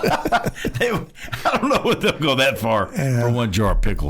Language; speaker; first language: English; native; English